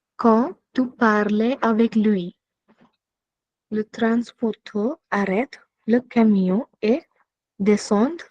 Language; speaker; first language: French; non-native, learner; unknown